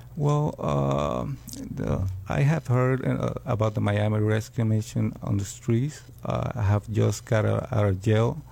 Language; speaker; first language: English; early bilingual, other home language; Spanish